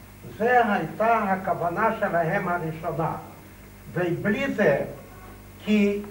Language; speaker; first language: Hebrew; non-native, fluent; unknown